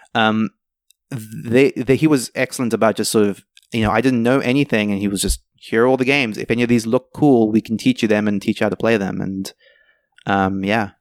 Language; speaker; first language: English; native; English